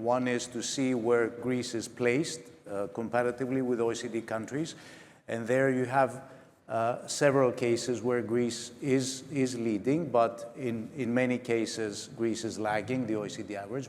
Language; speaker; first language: English; non-native, local second language; Greek